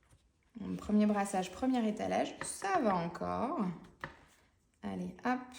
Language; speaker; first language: French; native; French